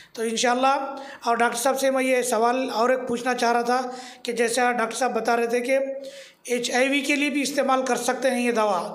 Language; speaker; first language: Hindi; native; Hindi